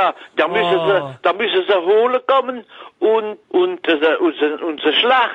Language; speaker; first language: German; non-native, learner; French